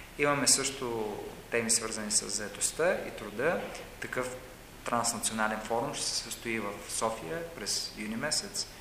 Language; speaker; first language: Bulgarian; native; Bulgarian